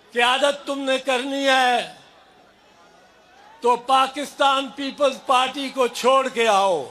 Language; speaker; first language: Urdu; non-native, local second language; Punjabi